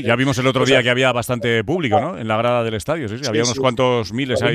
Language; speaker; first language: Spanish; native; Spanish